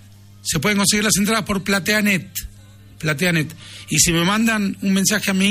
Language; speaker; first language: Spanish; native; Spanish